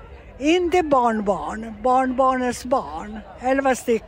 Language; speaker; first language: Swedish; non-native, fluent; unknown